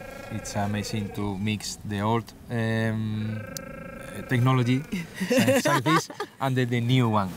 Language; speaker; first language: English; non-native, fluent; Greek